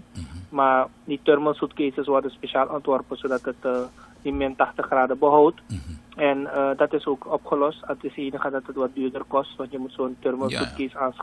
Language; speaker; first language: Dutch; native; Dutch